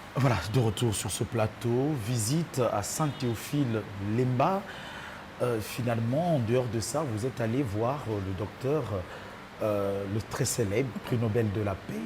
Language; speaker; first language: French; non-native, local second language; Lingala